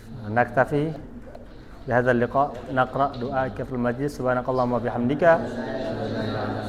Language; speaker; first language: Arabic; non-native, fluent; Indonesian